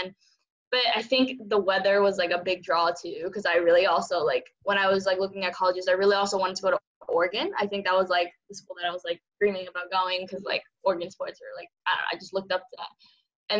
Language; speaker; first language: English; early bilingual, other home language; Cantonese